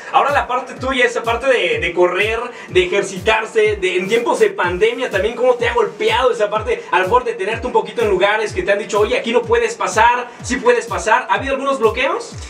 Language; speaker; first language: Spanish; native; Spanish